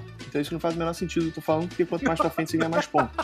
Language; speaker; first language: Portuguese; native; Portuguese